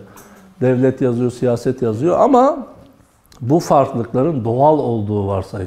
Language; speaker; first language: Turkish; native; Turkish